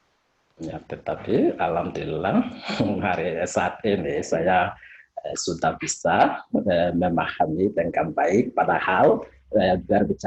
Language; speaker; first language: Indonesian; non-native, fluent; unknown